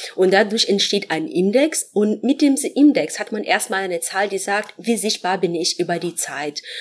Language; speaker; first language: German; non-native, fluent; Portuguese